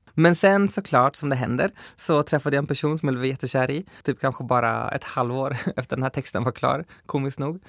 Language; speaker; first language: Swedish; early bilingual, other home language; Spanish